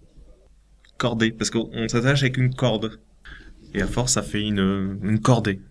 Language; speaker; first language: French; native; French